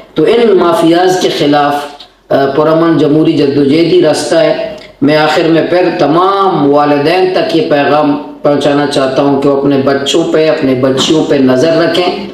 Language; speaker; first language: Urdu; non-native, local second language; Baluchi